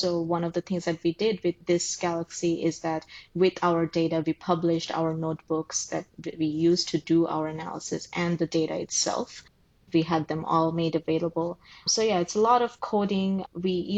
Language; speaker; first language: English; non-native, local second language; Bangla